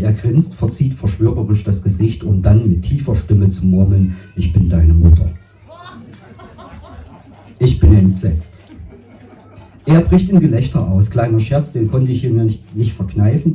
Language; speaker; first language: German; native; German